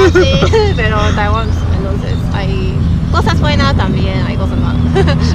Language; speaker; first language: Spanish; non-native, learner; Chinese